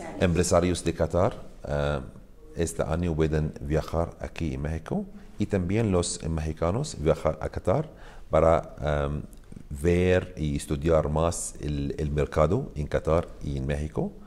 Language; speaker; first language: Spanish; non-native, learner; Arabic